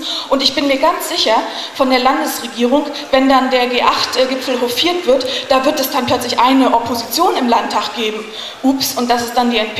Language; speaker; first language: German; native; German